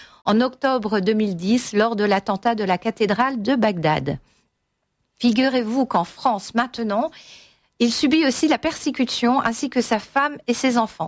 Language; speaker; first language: French; native; French